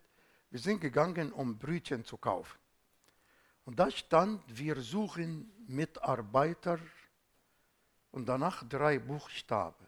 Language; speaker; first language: German; non-native, fluent; Arabic